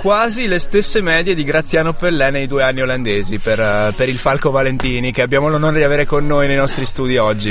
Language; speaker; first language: Italian; native; Italian